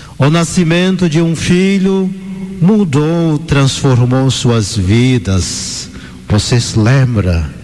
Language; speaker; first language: Portuguese; non-native, fluent; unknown